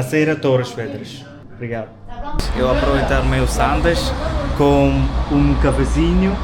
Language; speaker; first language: Portuguese; non-native, learner; Malayalam